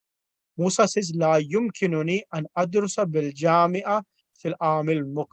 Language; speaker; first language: Arabic; non-native, fluent; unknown